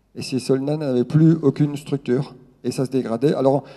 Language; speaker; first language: French; non-native, local second language; Swiss German